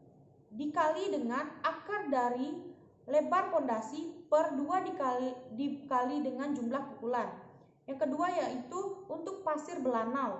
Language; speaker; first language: Indonesian; native; Indonesian